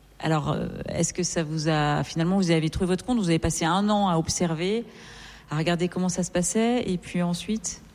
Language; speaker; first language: French; native; French